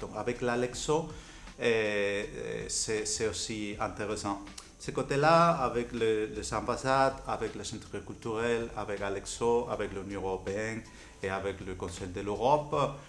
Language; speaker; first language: French; non-native, fluent; Spanish